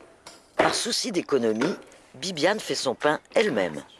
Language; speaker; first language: French; native; French